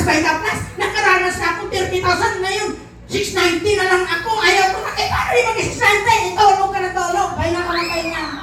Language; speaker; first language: Filipino; non-native, local second language; Cebuano